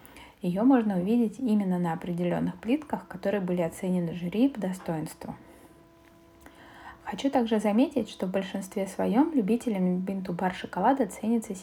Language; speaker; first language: Russian; native; Russian